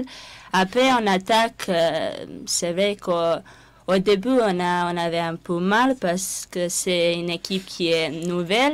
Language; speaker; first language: French; non-native, fluent; Serbian